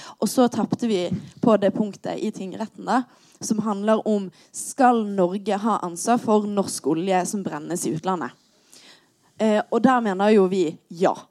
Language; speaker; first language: Norwegian; native; Norwegian